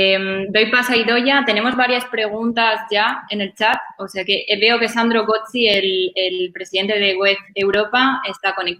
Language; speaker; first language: Spanish; native; Spanish